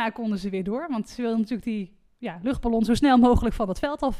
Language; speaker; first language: Dutch; native; Dutch